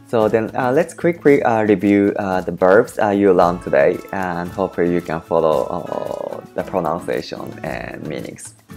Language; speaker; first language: English; non-native, fluent; Japanese